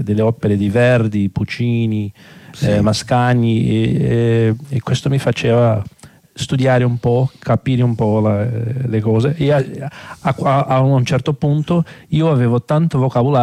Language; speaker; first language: Italian; non-native, fluent; Portuguese